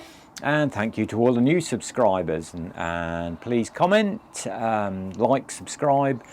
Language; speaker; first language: English; native; English